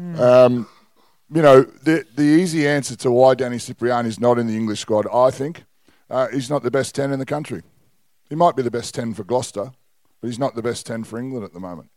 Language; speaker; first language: English; native; English